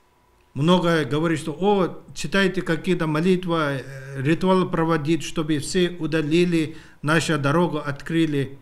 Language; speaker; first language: Russian; non-native, learner; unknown